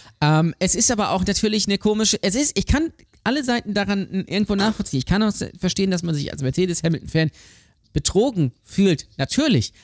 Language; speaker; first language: German; native; German